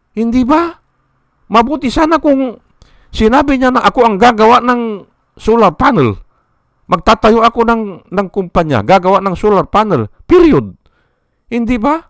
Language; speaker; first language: Filipino; native; Filipino